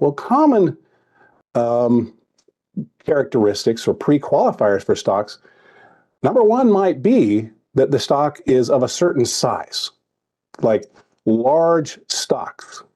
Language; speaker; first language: English; native; English